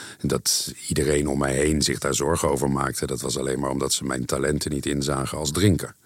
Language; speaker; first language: Dutch; native; Dutch